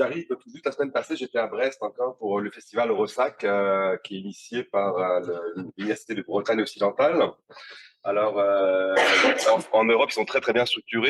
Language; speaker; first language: French; native; French